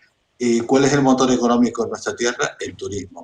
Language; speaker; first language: Spanish; native; Spanish